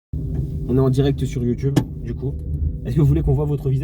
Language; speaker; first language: French; native; French